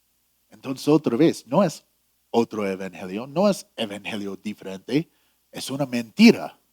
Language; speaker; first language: Spanish; non-native, fluent; English